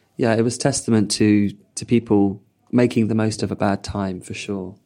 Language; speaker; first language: English; native; English